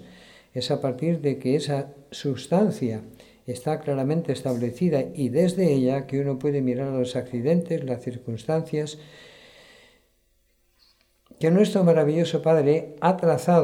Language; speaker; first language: Spanish; native; Spanish